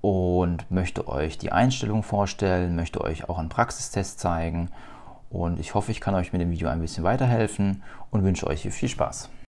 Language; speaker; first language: German; native; German